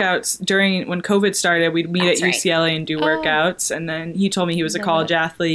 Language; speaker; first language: English; native; English